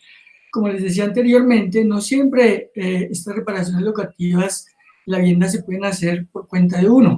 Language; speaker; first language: Spanish; native; Spanish